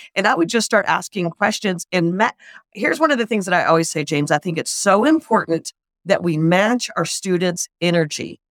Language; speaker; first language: English; native; English